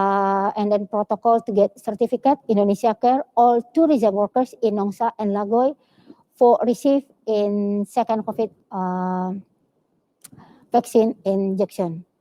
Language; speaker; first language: English; non-native, learner; Indonesian